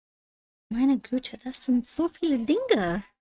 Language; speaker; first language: German; non-native, fluent; English